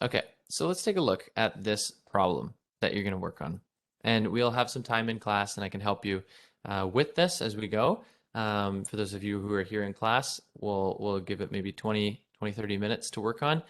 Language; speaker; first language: English; native; English